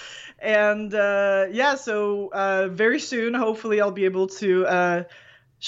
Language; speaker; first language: English; non-native, fluent; French